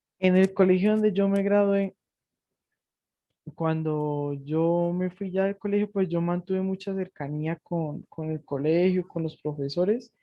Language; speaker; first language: Spanish; native; Spanish